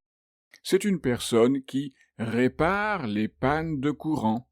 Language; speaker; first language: French; native; French